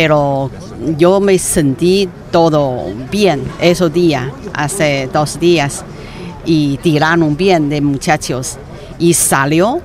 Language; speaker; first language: Spanish; non-native, learner; Chinese